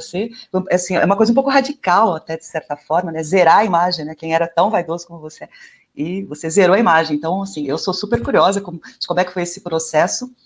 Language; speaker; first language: Portuguese; native; Portuguese